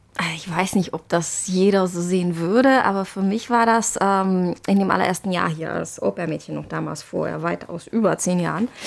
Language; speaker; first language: German; non-native, fluent; Czech